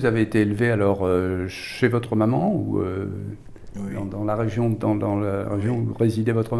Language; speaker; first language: French; native; French